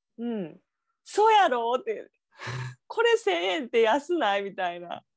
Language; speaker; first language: Japanese; native; Japanese